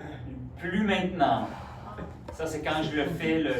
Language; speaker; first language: French; native; French